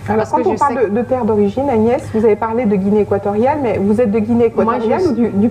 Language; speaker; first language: French; native; French